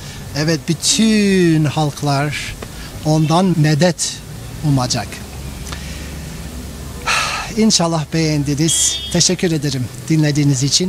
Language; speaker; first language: Turkish; non-native, fluent; English